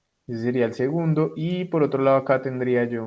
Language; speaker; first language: Spanish; native; Spanish